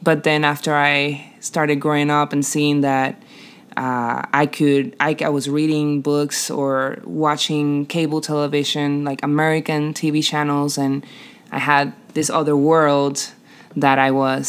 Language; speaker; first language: English; non-native, fluent; Spanish